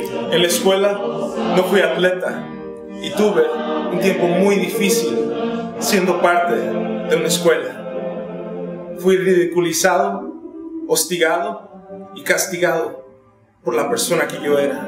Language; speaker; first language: Spanish; early bilingual, heritage; Spanish